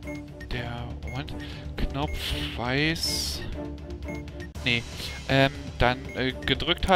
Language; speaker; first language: German; native; German